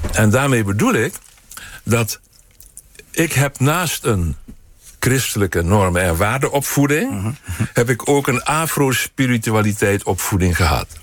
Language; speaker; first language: Dutch; native; Dutch